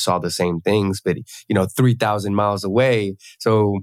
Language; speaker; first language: English; native; English